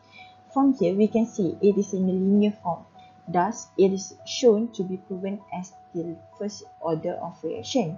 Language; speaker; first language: English; non-native, local second language; Malay